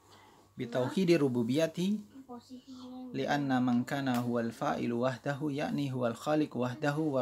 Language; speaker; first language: Arabic; non-native, fluent; Indonesian